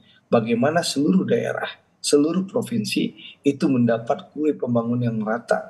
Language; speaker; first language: Indonesian; native; Indonesian